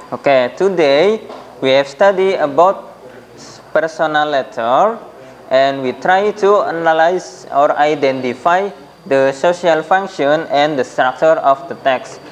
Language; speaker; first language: English; non-native, fluent; Indonesian